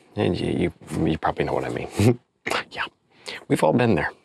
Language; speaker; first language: English; native; English